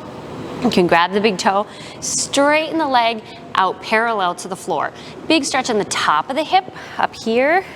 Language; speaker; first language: English; native; English